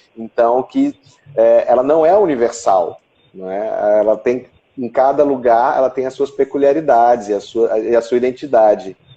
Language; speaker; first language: Portuguese; native; Portuguese